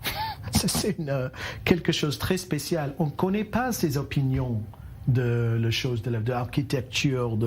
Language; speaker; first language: French; non-native, learner; English